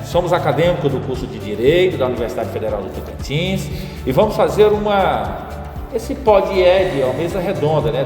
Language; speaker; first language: Portuguese; native; Portuguese